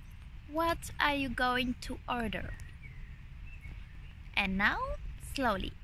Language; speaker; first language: English; non-native, fluent; Ukrainian